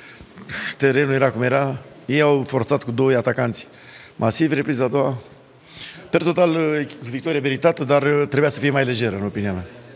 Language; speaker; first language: Romanian; native; Romanian